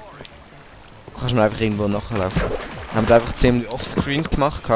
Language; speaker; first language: German; native; German